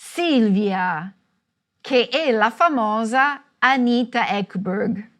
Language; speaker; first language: Italian; non-native, fluent; English